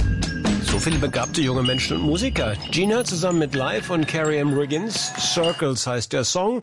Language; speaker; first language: German; native; German